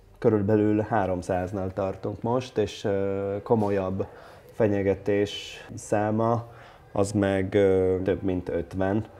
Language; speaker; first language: Hungarian; non-native, fluent; Italian